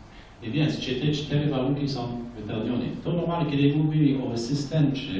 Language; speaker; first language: Polish; non-native, fluent; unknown